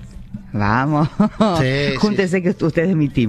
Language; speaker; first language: Spanish; native; Spanish